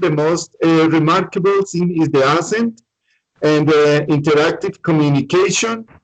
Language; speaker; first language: English; non-native, learner; Spanish